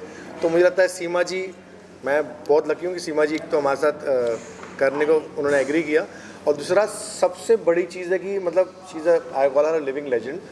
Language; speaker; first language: Hindi; native; Hindi